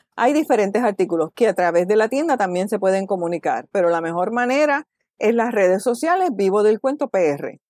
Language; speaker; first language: Spanish; native; Spanish